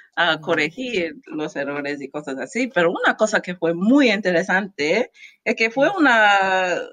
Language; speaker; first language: Spanish; non-native, learner; English